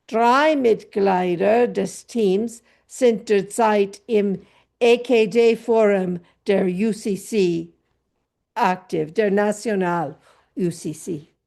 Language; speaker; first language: German; non-native, fluent; English